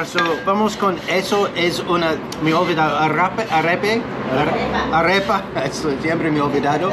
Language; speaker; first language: Spanish; non-native, learner; English